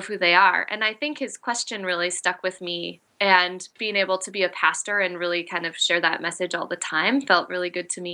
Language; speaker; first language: English; native; English